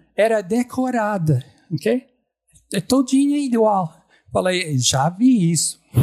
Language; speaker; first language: Portuguese; non-native, fluent; English